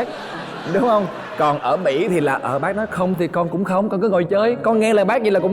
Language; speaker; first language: Vietnamese; native; Vietnamese